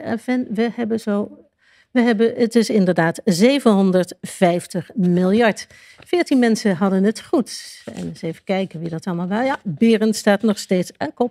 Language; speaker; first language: Dutch; native; Dutch